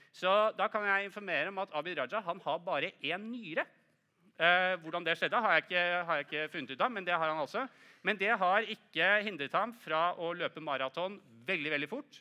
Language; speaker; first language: Norwegian; native; Norwegian